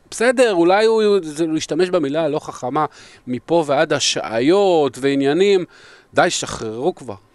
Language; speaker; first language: Hebrew; native; Hebrew